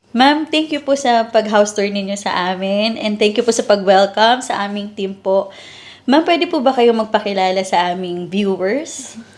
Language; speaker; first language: Filipino; native; Filipino